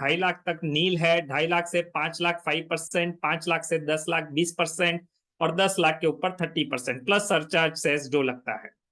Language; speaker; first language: Hindi; non-native, local second language; Gujarati